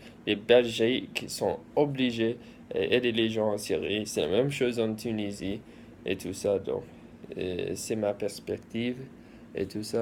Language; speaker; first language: French; early bilingual, heritage; English